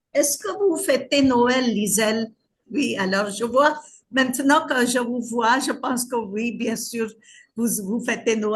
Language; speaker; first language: French; non-native, fluent; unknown